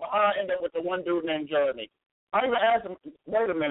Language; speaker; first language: English; native; English